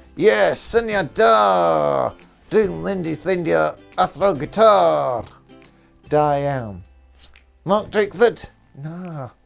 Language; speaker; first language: Welsh; non-native, local second language; English